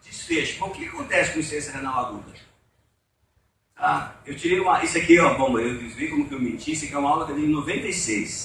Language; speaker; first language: Portuguese; native; Portuguese